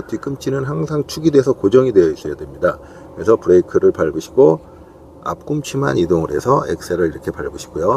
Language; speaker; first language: Korean; native; Korean